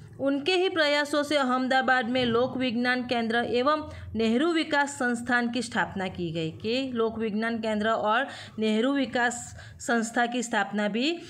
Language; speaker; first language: Hindi; non-native, local second language; Gujarati